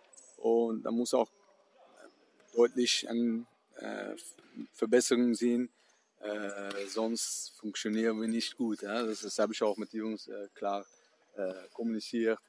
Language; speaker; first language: German; non-native, fluent; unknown